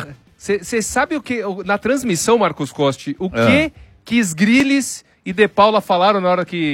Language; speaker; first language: Portuguese; native; Portuguese